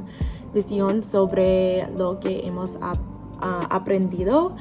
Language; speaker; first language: Spanish; non-native, learner; English